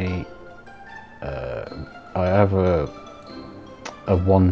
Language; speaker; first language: English; native; English